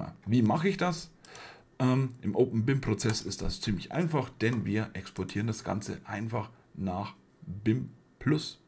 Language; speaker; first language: German; native; German